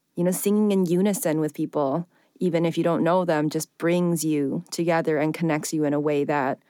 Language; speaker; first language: English; early bilingual, other home language; Chinese